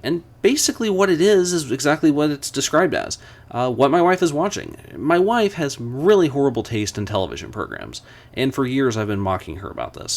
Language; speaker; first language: English; native; English